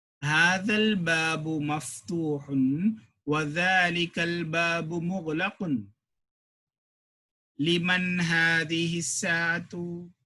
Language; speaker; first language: Arabic; non-native, fluent; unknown